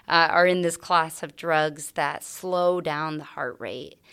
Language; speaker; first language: English; native; English